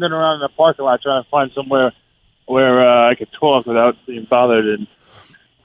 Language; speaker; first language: English; native; English